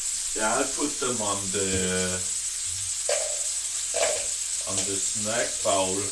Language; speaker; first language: English; non-native, learner; Danish